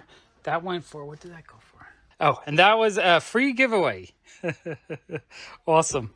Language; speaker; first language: English; native; English